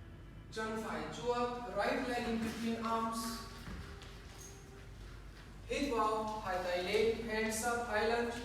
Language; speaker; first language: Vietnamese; non-native, learner; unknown